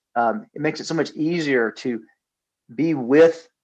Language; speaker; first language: English; native; English